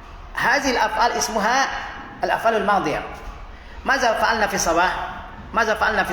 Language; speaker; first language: Arabic; non-native, fluent; Indonesian